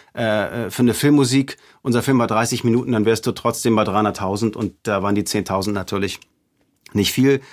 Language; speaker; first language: German; native; German